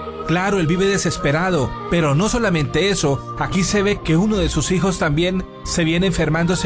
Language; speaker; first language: Spanish; native; Spanish